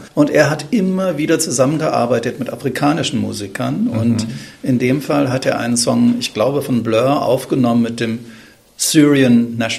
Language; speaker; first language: German; native; German